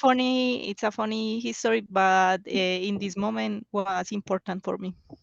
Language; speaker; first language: English; non-native, learner; Spanish